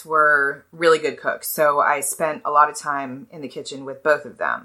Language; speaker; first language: English; native; English